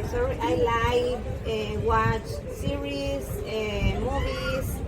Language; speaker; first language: English; non-native, learner; Spanish